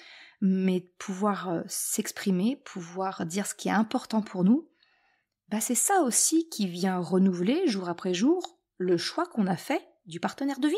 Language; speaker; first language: French; native; French